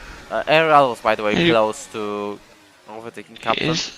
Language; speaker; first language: English; non-native, fluent; Polish